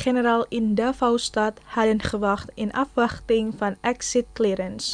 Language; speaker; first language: Dutch; non-native, fluent; Indonesian